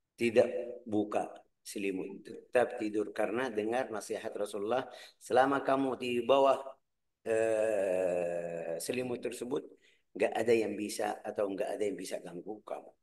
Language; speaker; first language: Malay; non-native, fluent; Arabic